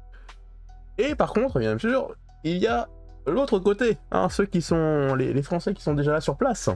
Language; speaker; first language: French; native; French